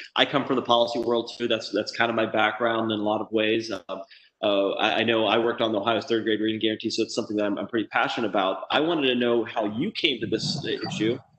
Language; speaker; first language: English; native; English